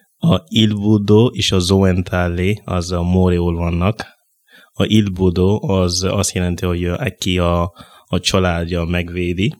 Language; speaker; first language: Hungarian; non-native, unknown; Mossi